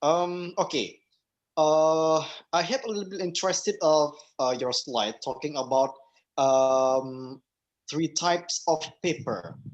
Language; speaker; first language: English; non-native, learner; Indonesian